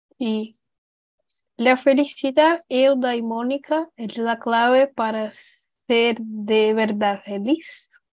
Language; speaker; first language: Spanish; non-native, fluent; Portuguese